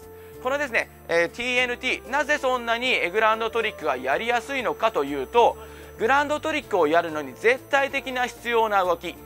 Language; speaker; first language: Japanese; native; Japanese